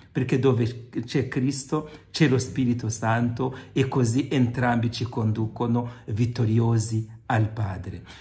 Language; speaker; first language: Italian; non-native, fluent; Kinyarwanda